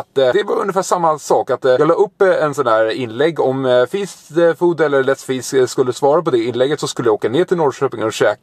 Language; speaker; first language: Swedish; native; Swedish